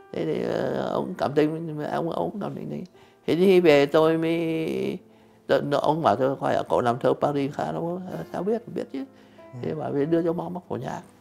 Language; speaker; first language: Vietnamese; native; Vietnamese